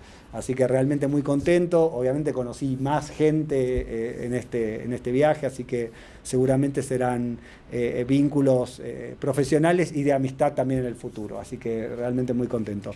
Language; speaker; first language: Spanish; native; Spanish